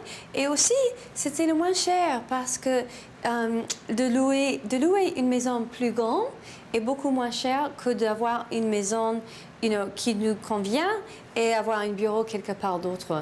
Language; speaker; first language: French; non-native, learner; English